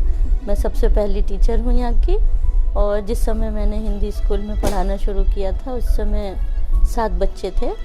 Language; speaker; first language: Hindi; native; Hindi